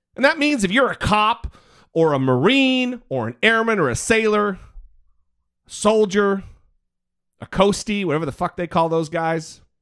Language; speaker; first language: English; native; English